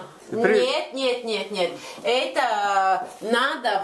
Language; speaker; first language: Russian; non-native, learner; Latvian